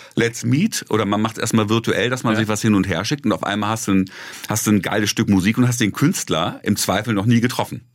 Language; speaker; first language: German; native; German